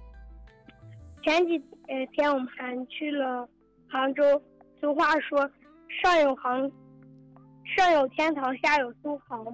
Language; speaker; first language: Chinese; native; Chinese